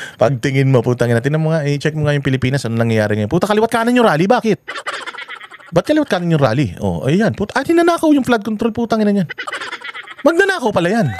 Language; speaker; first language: Filipino; native; Filipino